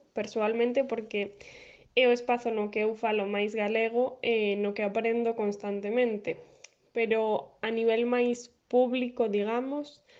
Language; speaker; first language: Galician; non-native, local second language; Spanish